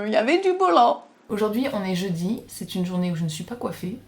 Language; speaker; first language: French; native; French